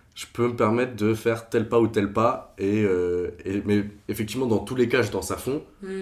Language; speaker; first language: French; non-native, fluent; Portuguese